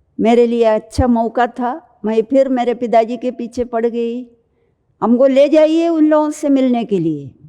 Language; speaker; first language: Hindi; non-native, local second language; Malayalam